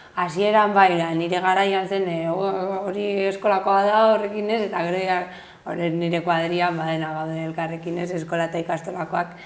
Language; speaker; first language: Basque; non-native, local second language; Spanish